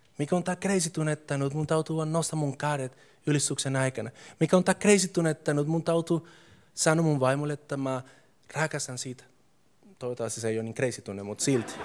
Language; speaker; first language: Finnish; non-native, fluent; Spanish